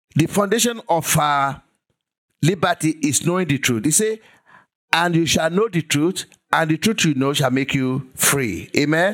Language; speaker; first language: English; non-native, local second language; Yoruba